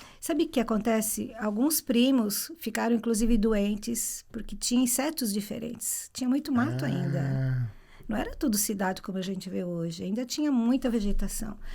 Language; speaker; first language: Portuguese; early bilingual, other home language; Italian